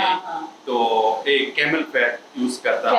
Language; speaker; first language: Hindi; non-native, fluent; Bangla